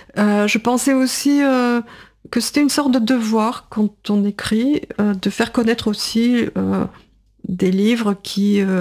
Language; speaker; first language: French; non-native, fluent; Russian